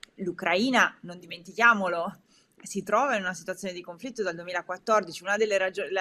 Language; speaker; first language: Italian; native; Italian